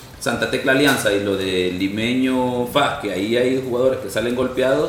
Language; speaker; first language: Spanish; native; Spanish